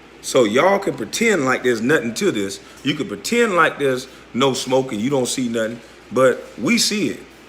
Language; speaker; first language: English; native; English